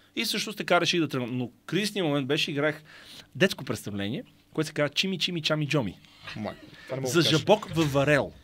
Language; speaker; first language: Bulgarian; native; Bulgarian